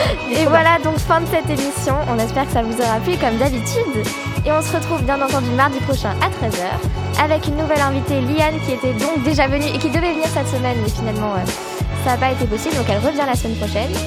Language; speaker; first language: French; native; French